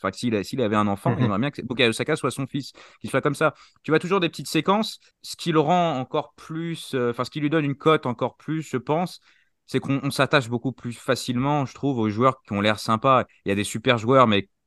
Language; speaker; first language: French; native; French